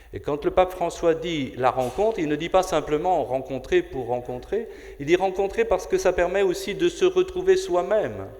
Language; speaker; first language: French; native; French